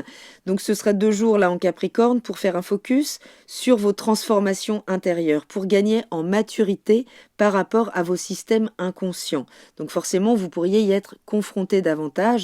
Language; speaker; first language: French; native; French